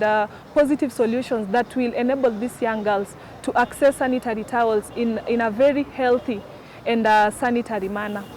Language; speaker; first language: English; non-native, local second language; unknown